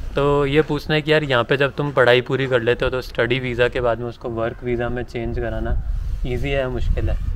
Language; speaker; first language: Hindi; native; Hindi